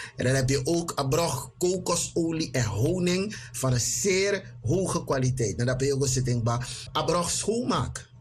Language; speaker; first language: Dutch; native; Dutch